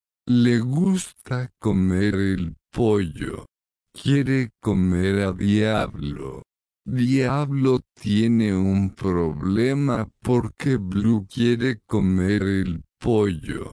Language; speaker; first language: Spanish; non-native, learner; English